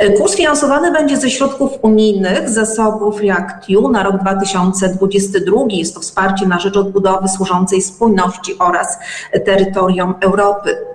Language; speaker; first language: Polish; native; Polish